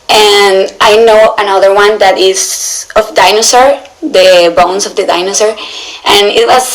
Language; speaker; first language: English; non-native, learner; Spanish